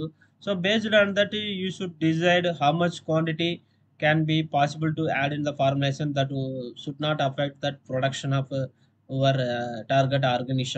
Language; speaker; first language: English; non-native, local second language; Tamil